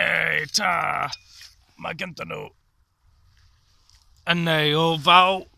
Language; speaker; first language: Welsh; non-native, learner; English